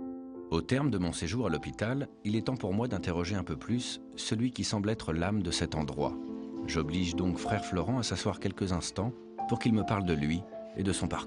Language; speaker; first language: French; native; French